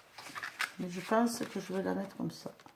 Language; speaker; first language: French; native; French